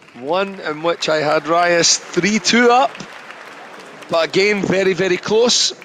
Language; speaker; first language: English; native; English